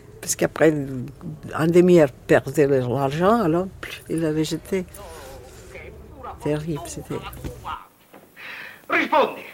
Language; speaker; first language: French; non-native, fluent; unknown